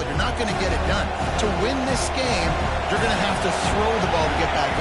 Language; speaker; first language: English; native; English